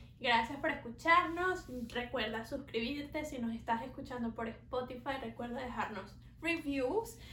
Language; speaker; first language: Spanish; native; Spanish